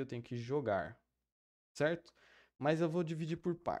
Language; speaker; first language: Portuguese; native; Portuguese